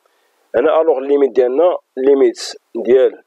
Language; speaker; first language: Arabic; native; Arabic